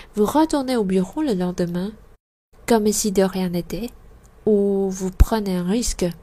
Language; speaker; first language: French; non-native, fluent; Vietnamese